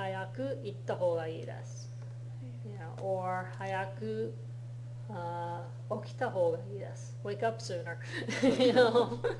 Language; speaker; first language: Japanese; non-native, fluent; English